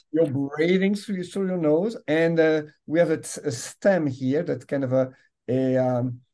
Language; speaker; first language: English; non-native, fluent; French